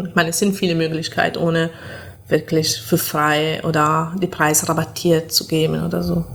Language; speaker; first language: German; non-native, fluent; Italian